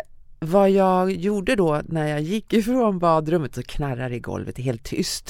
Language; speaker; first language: Swedish; native; Swedish